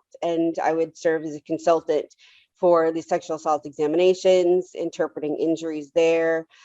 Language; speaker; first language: English; native; English